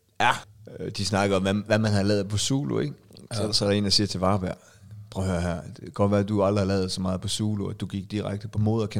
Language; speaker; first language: Danish; native; Danish